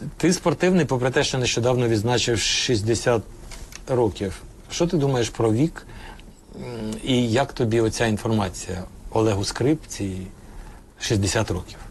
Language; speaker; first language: Ukrainian; native; Ukrainian